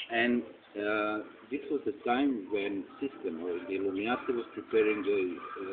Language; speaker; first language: English; non-native, fluent; Croatian